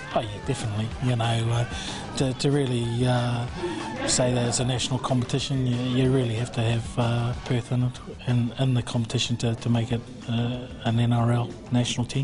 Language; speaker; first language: English; native; English